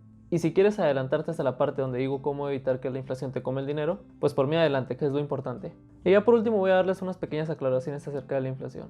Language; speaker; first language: Spanish; native; Spanish